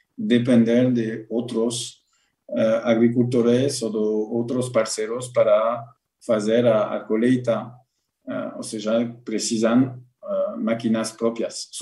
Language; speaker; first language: Portuguese; non-native, learner; French